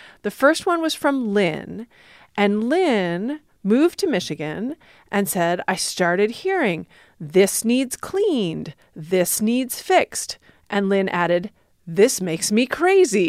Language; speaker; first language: English; native; English